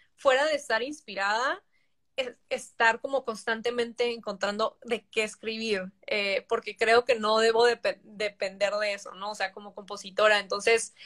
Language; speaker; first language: Spanish; native; Spanish